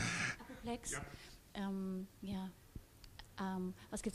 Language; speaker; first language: German; native; German